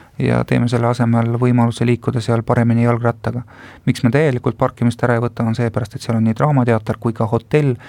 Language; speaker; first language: Estonian; non-native, local second language; Russian